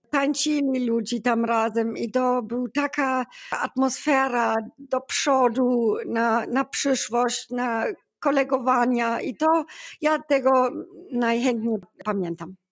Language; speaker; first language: Polish; non-native, learner; German